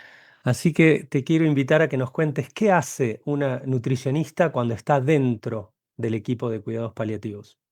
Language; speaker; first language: Spanish; native; Spanish